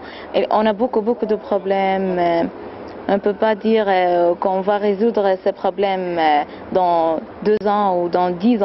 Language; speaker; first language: French; non-native, fluent; Arabic